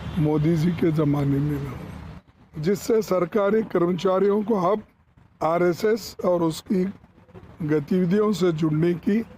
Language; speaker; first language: Hindi; non-native, local second language; Kannada